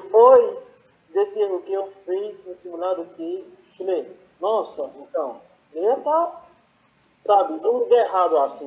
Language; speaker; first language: Portuguese; non-native, fluent; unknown